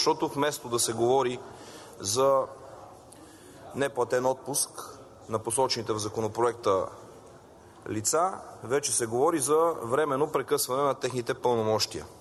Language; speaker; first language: Bulgarian; native; Bulgarian